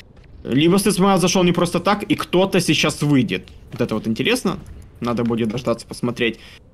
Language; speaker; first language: Russian; native; Russian